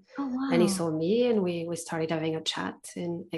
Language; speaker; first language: English; non-native, fluent; French